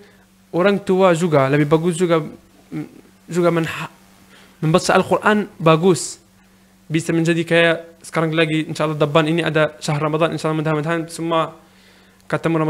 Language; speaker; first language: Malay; non-native, learner; Arabic